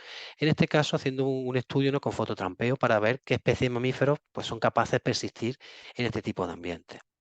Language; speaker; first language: Spanish; native; Spanish